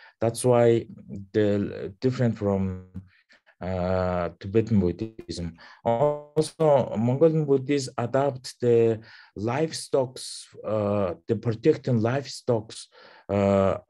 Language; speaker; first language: English; non-native, learner; Mongolian